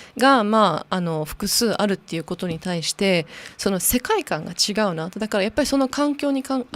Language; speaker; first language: Japanese; non-native, local second language; English